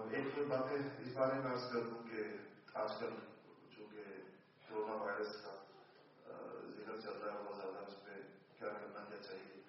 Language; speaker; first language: Urdu; non-native, local second language; Pashto